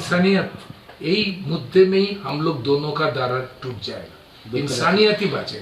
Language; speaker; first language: Hindi; non-native, local second language; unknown